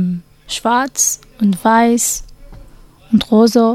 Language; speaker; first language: German; non-native, learner; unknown